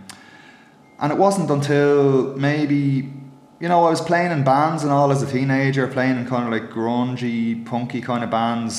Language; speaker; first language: English; native; English